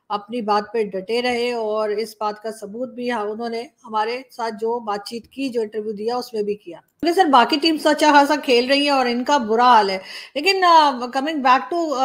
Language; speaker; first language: Hindi; native; Hindi